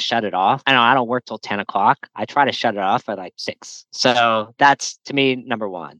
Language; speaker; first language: English; native; English